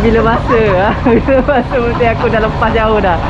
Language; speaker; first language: Malay; native; Malay